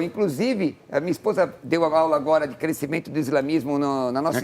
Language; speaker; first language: Portuguese; native; Portuguese